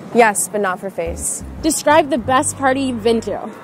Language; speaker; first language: English; native; English